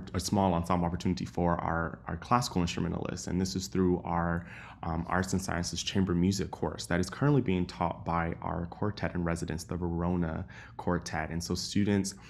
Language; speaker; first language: English; native; English